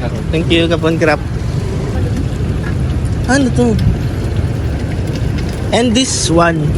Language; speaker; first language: English; non-native, local second language; Filipino